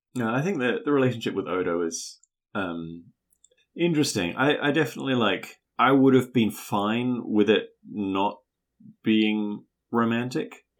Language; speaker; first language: English; native; English